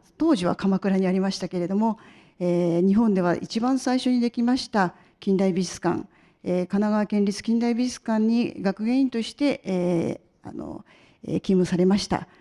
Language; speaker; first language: Japanese; native; Japanese